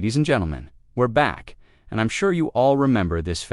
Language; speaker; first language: English; native; English